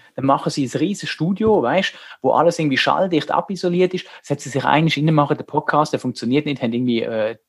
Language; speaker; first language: German; native; German